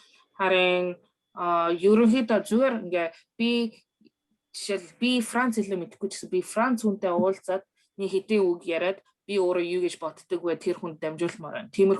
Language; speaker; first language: Mongolian; early bilingual, other home language; Korean